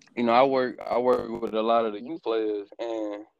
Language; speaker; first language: English; native; English